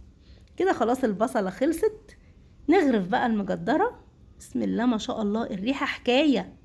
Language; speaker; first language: Arabic; native; Arabic